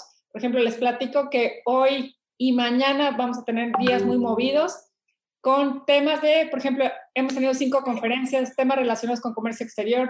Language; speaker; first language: Spanish; native; Spanish